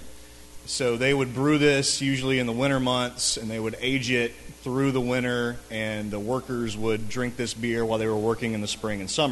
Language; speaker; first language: English; native; English